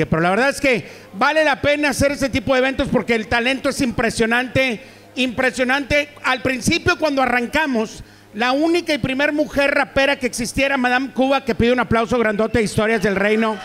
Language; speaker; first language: Spanish; native; Spanish